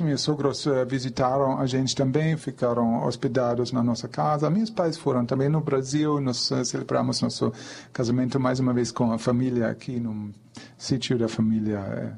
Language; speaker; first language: Portuguese; non-native, fluent; German